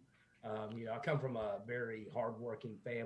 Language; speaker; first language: English; native; English